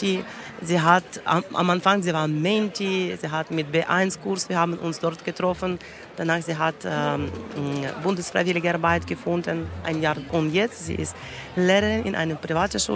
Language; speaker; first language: German; non-native, learner; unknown